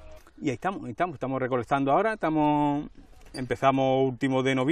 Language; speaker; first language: Spanish; native; Spanish